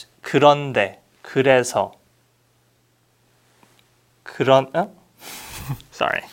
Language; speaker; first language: Korean; non-native, fluent; English